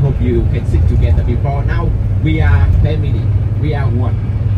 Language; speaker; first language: English; non-native, learner; Vietnamese